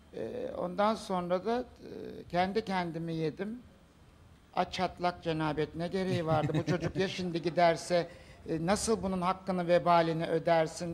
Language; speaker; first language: Turkish; native; Turkish